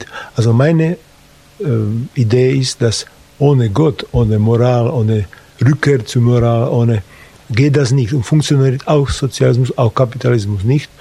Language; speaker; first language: German; non-native, fluent; Slovak